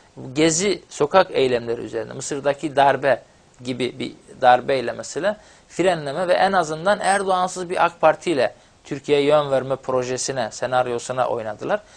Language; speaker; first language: Turkish; non-native, local second language; Kurdish